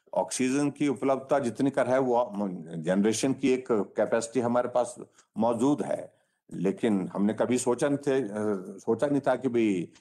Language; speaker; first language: Hindi; native; Hindi